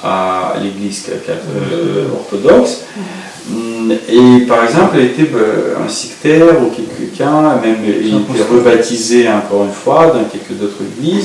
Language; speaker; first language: French; non-native, fluent; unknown